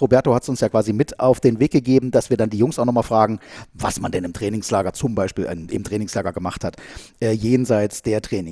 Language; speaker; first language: German; native; German